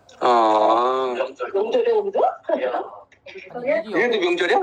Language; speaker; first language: Korean; native; Korean